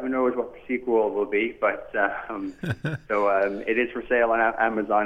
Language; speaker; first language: English; native; English